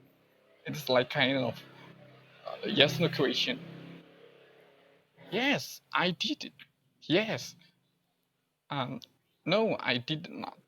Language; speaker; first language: English; non-native, learner; Indonesian